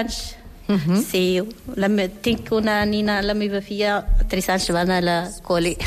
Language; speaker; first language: Catalan; non-native, learner; Arabic